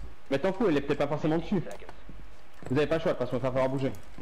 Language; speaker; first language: French; native; French